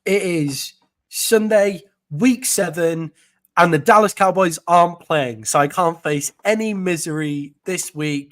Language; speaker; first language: English; native; English